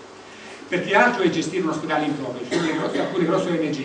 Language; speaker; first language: Italian; native; Italian